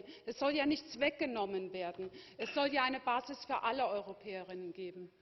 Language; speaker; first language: German; native; German